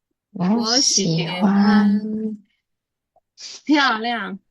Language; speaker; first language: Chinese; non-native, learner; Indonesian